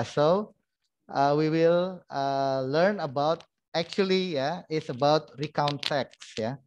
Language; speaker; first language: English; non-native, fluent; Indonesian